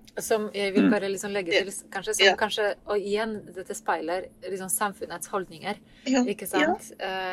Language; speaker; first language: Norwegian; non-native, fluent; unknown